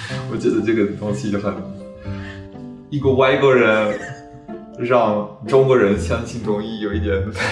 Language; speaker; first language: Chinese; non-native, fluent; French